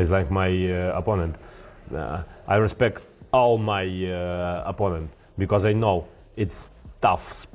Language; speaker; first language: English; non-native, learner; Ukrainian